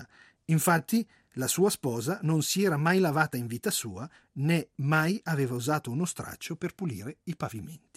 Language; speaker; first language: Italian; native; Italian